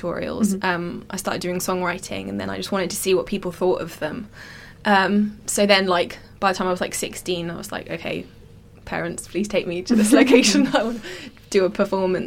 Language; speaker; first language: English; native; English